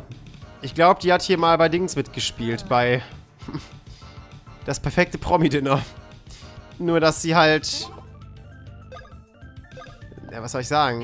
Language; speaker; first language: German; native; German